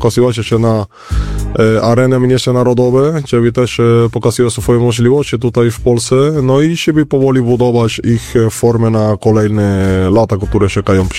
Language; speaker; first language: Polish; non-native, fluent; Spanish